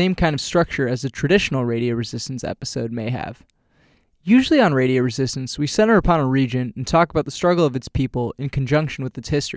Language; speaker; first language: English; native; English